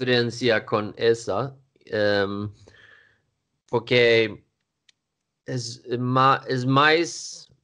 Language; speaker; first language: Portuguese; non-native, learner; Swedish